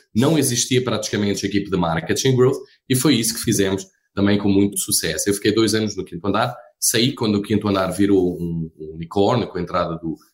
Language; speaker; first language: Portuguese; native; Portuguese